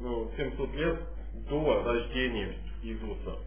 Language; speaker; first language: Russian; non-native, fluent; English